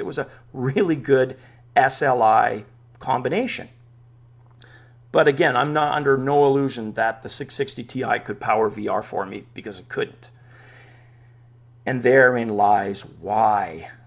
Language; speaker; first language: English; native; English